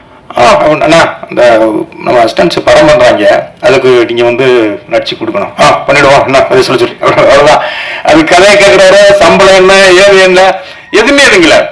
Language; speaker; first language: Tamil; native; Tamil